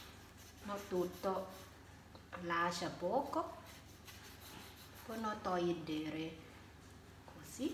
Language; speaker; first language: Italian; non-native, learner; Thai